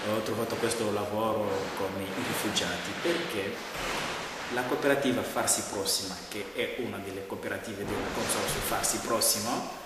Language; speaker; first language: Italian; non-native, fluent; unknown